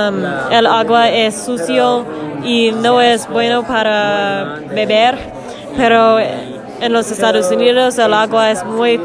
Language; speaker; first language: Spanish; non-native, learner; English